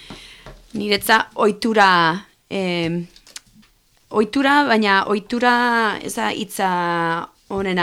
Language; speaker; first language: Basque; non-native, learner; Spanish